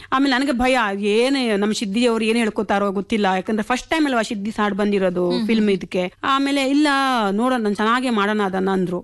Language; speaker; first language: Kannada; non-native, local second language; Konkani